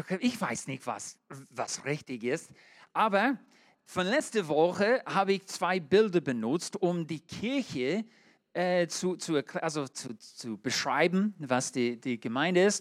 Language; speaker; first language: German; non-native, learner; English